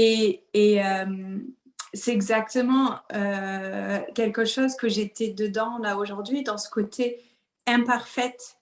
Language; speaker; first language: French; native; French